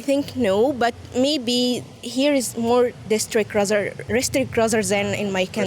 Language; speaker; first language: English; non-native, fluent; Arabic